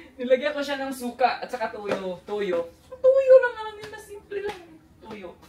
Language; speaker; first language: Filipino; non-native, local second language; Cebuano